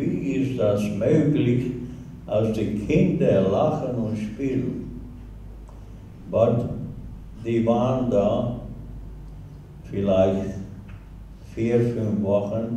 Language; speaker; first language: German; non-native, learner; Hungarian